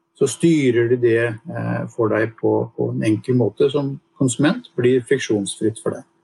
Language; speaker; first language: Norwegian; native; Norwegian